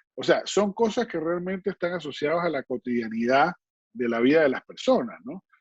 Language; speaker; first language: Spanish; native; Spanish